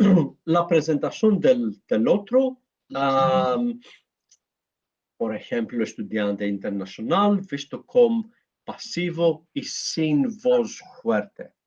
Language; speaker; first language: Spanish; non-native, learner; Greek